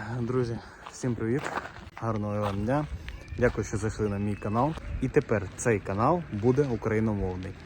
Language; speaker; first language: Ukrainian; non-native, local second language; Russian